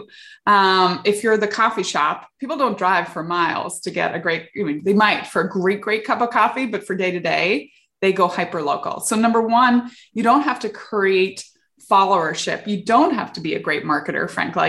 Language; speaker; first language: English; native; English